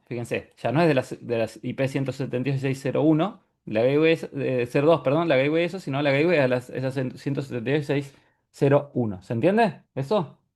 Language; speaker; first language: Spanish; native; Spanish